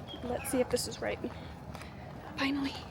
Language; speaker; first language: English; native; English